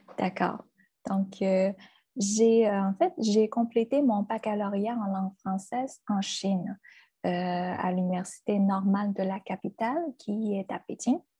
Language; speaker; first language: French; non-native, fluent; Chinese